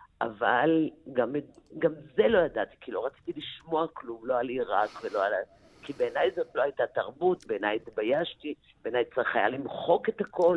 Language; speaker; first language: Hebrew; native; Hebrew